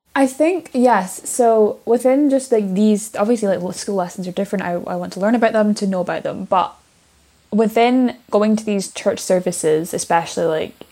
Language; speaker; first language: English; native; English